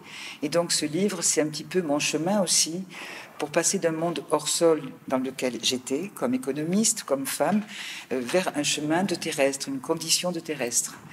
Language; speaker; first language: French; native; French